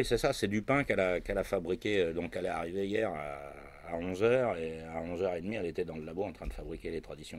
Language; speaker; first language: French; native; French